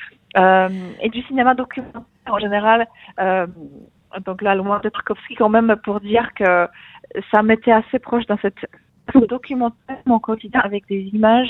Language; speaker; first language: French; non-native, fluent; Polish